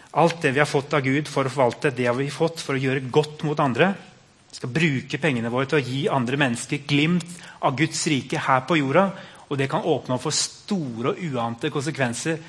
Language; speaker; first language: Norwegian; native; Norwegian